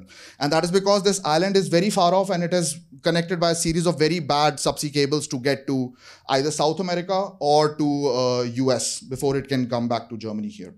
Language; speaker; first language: English; non-native, fluent; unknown